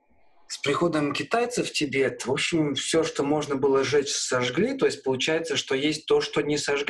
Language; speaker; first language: Russian; native; Russian